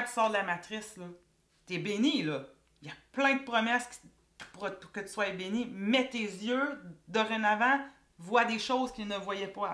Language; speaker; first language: French; native; French